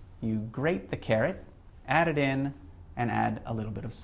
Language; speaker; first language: English; native; English